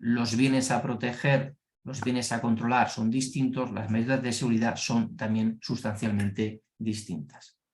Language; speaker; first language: Spanish; native; Spanish